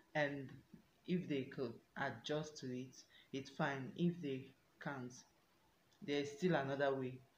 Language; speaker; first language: English; non-native, local second language; Igbo